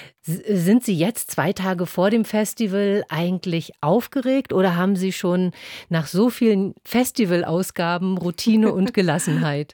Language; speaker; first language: German; native; German